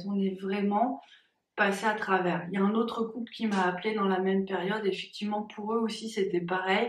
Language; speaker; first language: French; native; French